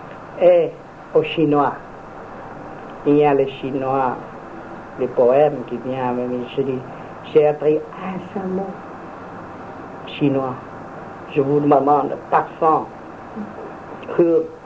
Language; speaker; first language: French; non-native, fluent; Vietnamese